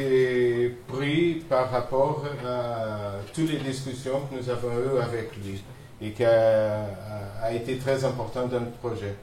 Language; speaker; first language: French; non-native, fluent; Portuguese